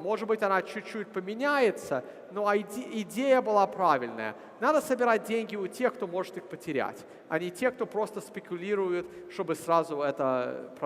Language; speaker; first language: Russian; early bilingual, heritage; Russian